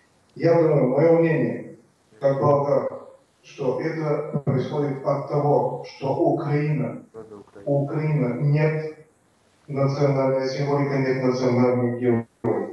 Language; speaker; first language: Russian; non-native, learner; Bulgarian